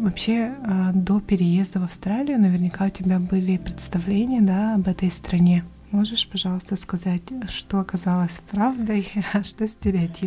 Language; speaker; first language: Russian; native; Russian